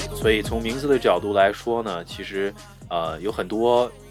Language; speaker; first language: Chinese; native; Chinese